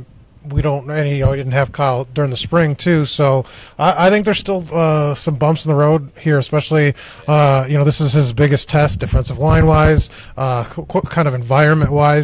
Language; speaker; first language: English; native; English